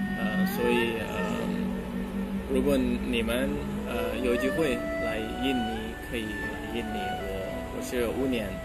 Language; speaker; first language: Chinese; non-native, fluent; Indonesian